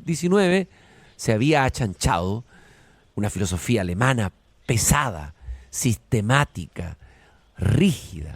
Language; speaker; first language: Spanish; native; Spanish